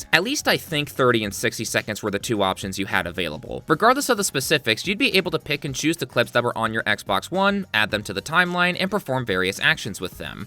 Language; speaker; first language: English; native; English